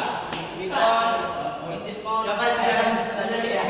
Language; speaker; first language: English; non-native, learner; Indonesian